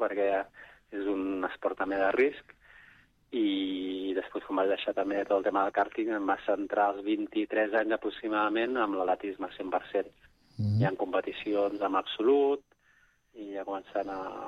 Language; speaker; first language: Catalan; non-native, local second language; Spanish